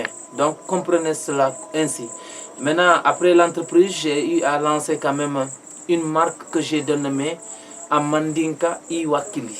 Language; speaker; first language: French; non-native, local second language; Mandingo